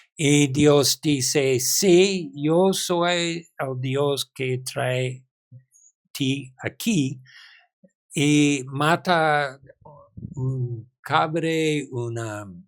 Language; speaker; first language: Spanish; non-native, learner; English